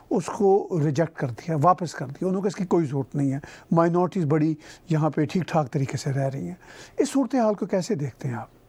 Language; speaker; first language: Urdu; non-native, local second language; Punjabi